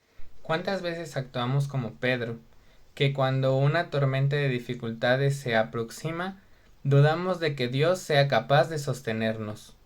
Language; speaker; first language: Spanish; native; Spanish